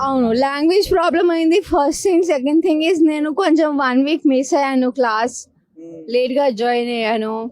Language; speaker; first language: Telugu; non-native, local second language; Hindi